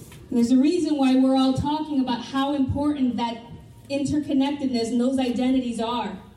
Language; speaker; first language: English; native; English